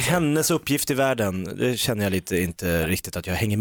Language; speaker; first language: Swedish; native; Swedish